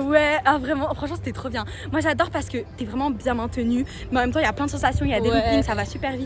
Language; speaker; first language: French; native; French